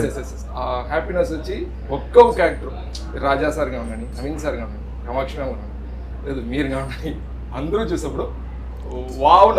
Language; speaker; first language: Telugu; non-native, fluent; Tamil